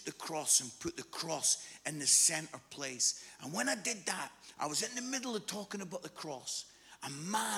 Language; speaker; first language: English; native; English